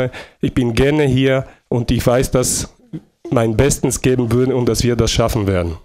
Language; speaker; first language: German; non-native, fluent; Bulgarian